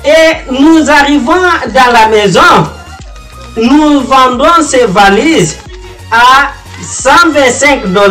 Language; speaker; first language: French; non-native, learner; Portuguese